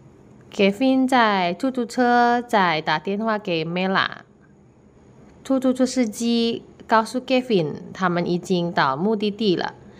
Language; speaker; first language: Chinese; non-native, fluent; Indonesian